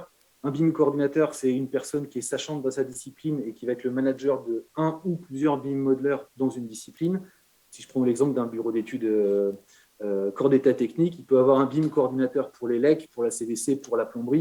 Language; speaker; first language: French; native; French